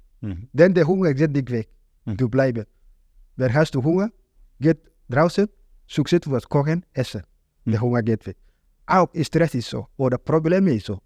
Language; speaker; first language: German; non-native, learner; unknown